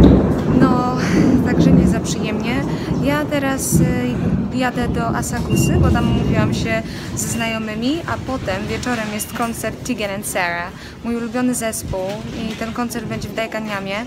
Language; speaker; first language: Polish; native; Polish